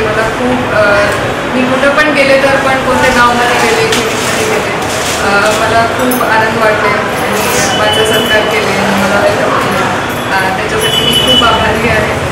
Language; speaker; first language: Marathi; non-native, learner; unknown